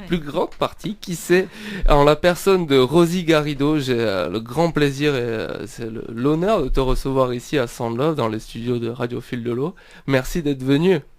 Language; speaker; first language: French; native; French